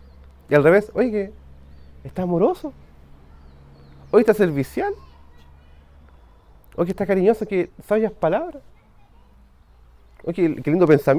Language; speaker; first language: Spanish; native; Spanish